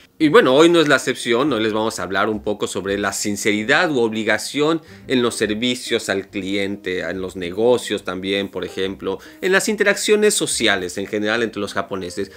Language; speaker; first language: Spanish; native; Spanish